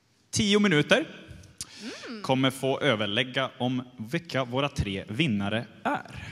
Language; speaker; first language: Swedish; native; Swedish